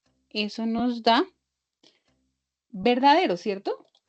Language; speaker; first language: Spanish; native; Spanish